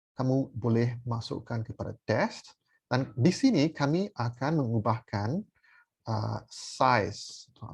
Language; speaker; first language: Malay; non-native, fluent; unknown